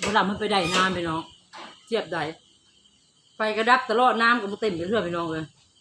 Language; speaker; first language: Thai; native; Thai